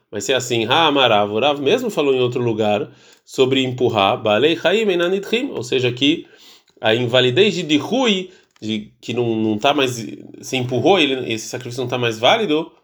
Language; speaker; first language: Portuguese; early bilingual, heritage; Portuguese